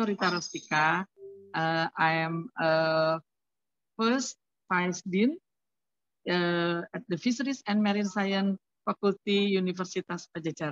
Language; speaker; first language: English; non-native, learner; Indonesian